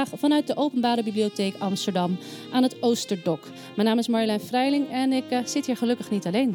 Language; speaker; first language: Dutch; native; Dutch